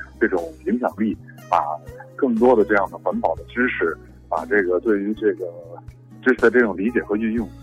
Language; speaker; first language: Chinese; native; Chinese